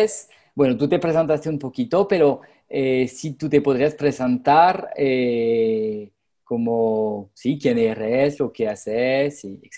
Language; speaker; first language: Spanish; non-native, fluent; French